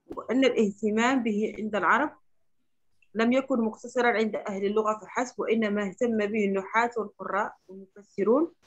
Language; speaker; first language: Arabic; non-native, fluent; Chinese